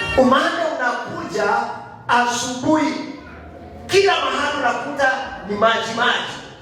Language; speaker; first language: Swahili; non-native, local second language; Kikuyu